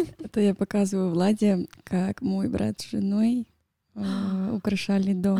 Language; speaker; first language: Russian; non-native, fluent; Spanish